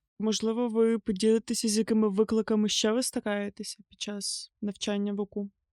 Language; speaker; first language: Ukrainian; native; Ukrainian